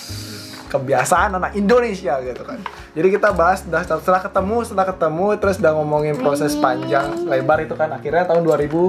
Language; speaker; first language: Indonesian; native; Indonesian